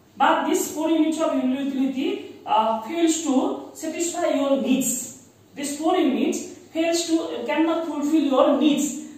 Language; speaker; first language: English; non-native, local second language; Assamese